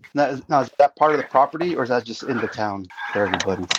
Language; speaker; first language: English; early bilingual, other home language; Spanish